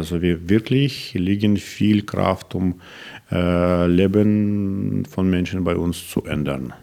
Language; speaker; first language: German; non-native, learner; Russian